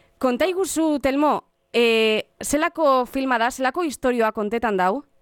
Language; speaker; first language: Basque; native; Basque